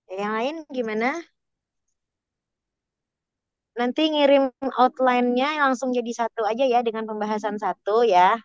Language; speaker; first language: Indonesian; native; Indonesian